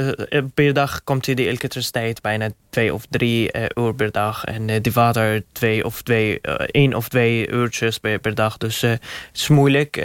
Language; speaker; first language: Dutch; non-native, learner; Arabic